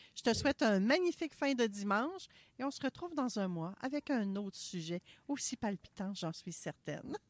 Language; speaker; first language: French; native; French